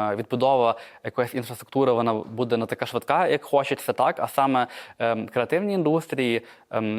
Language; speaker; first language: Ukrainian; native; Ukrainian